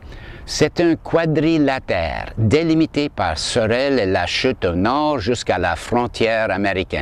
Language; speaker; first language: French; non-native, fluent; English